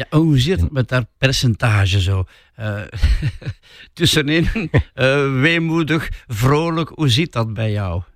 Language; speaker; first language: Dutch; native; Dutch